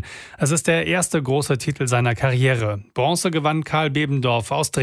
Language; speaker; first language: German; native; German